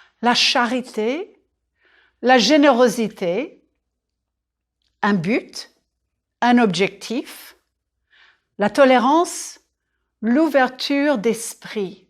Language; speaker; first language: French; non-native, fluent; English